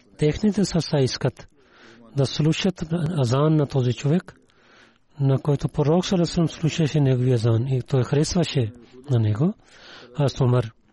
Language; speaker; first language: Bulgarian; non-native, learner; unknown